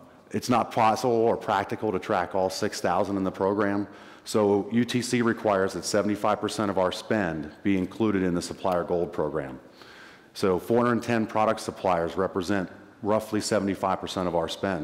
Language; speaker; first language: English; native; English